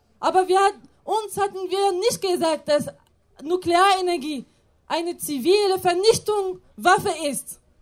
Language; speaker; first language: German; non-native, fluent; French